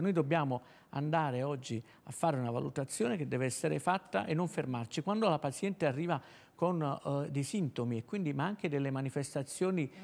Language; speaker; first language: Italian; native; Italian